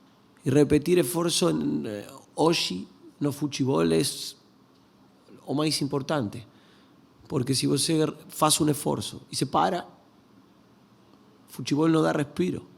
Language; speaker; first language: Portuguese; non-native, learner; Spanish